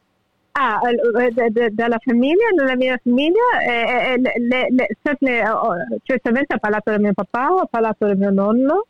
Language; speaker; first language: Italian; early bilingual, heritage; English